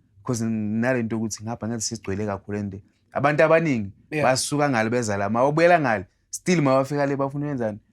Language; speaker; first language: Zulu; non-native, fluent; Tsonga